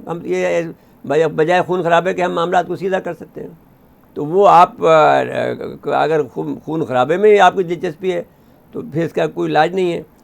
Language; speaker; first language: Urdu; native; Urdu